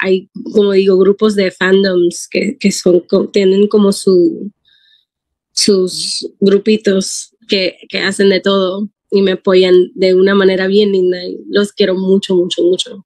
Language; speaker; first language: Spanish; early bilingual, heritage; Spanish